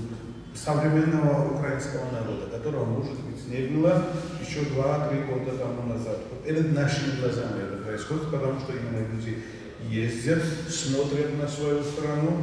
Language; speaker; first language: Russian; non-native, fluent; Georgian